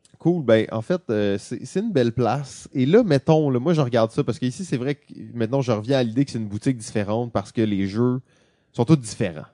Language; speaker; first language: French; native; French